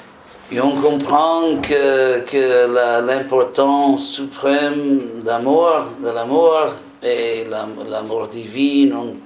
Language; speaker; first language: French; non-native, fluent; English